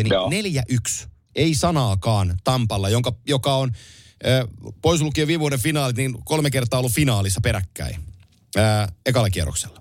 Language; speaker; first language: Finnish; native; Finnish